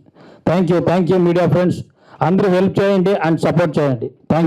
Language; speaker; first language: Telugu; non-native, local second language; Kannada